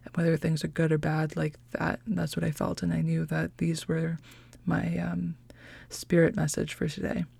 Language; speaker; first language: English; native; English